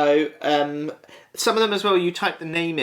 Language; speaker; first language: English; native; English